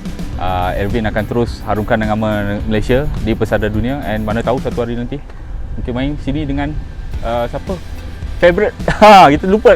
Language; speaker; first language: Malay; native; Malay